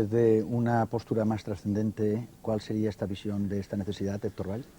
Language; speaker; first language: Spanish; native; Spanish